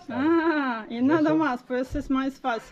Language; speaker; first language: Spanish; non-native, learner; English